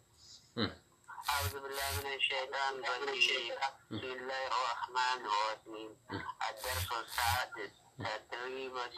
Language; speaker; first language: Arabic; non-native, learner; Amharic